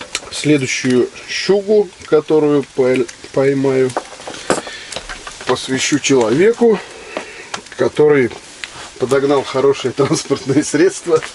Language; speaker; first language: Russian; native; Russian